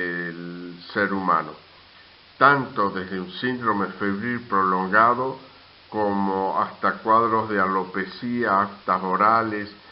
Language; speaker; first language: Spanish; native; Spanish